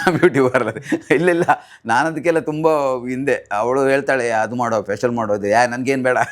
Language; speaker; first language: Kannada; non-native, local second language; Tulu